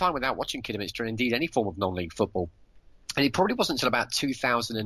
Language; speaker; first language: English; native; English